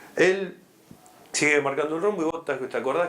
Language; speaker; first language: Spanish; native; Spanish